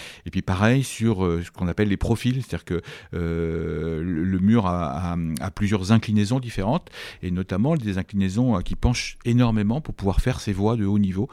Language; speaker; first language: French; native; French